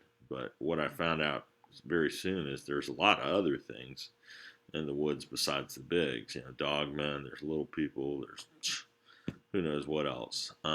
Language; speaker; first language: English; native; English